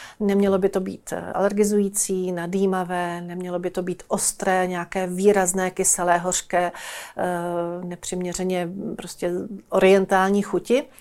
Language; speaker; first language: Czech; native; Czech